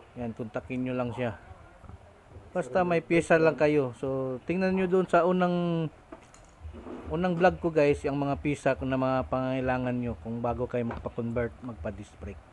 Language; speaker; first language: Filipino; non-native, local second language; Cebuano